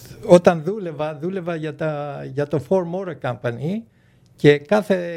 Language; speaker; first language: Greek; early bilingual, other home language; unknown